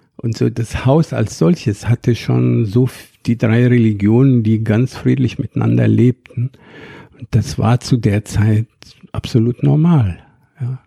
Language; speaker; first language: German; non-native, fluent; Arabic